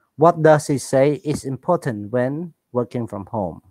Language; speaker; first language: English; non-native, learner; Khmer